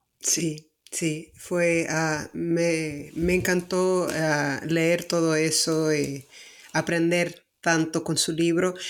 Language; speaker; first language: Spanish; non-native, fluent; Portuguese